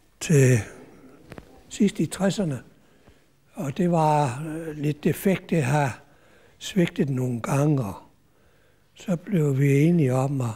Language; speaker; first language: Danish; native; Danish